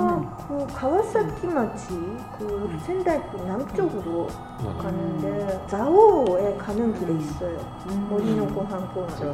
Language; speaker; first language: Korean; non-native, learner; Japanese